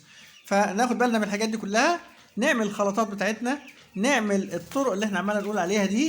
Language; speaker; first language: Arabic; native; Arabic